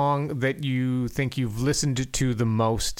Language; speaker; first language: English; native; English